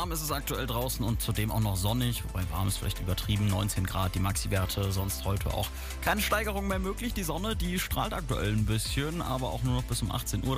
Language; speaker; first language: German; native; German